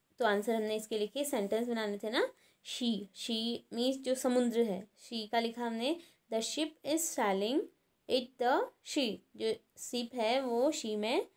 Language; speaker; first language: Hindi; native; Hindi